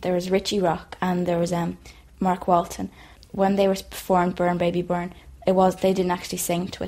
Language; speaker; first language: English; native; English